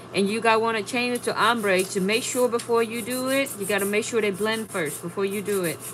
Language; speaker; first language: English; non-native, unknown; Vietnamese